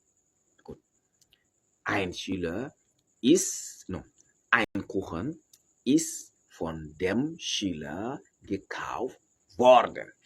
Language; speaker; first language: German; non-native, fluent; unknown